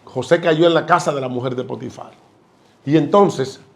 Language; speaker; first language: Spanish; native; Spanish